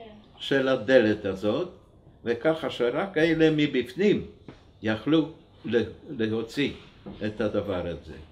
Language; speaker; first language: Hebrew; non-native, fluent; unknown